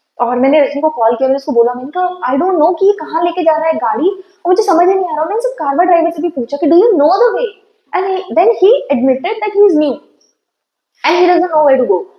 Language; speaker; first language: Hindi; native; Hindi